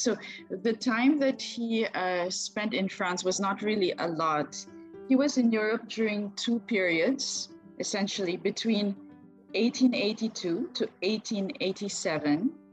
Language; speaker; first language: English; non-native, local second language; Filipino